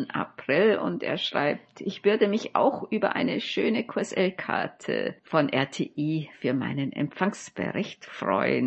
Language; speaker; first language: German; native; German